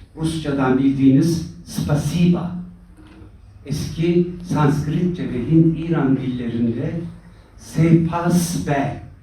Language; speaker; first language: Turkish; native; Turkish